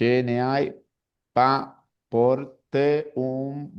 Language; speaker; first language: French; non-native, learner; Spanish